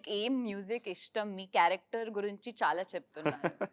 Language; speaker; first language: Telugu; non-native, learner; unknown